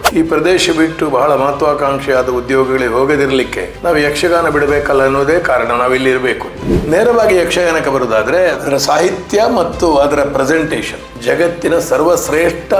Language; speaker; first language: Kannada; native; Kannada